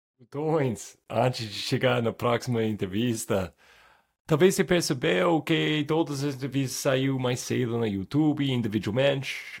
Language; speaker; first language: Portuguese; non-native, fluent; English